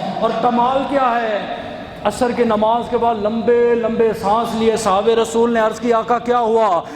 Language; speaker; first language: Urdu; non-native, local second language; Punjabi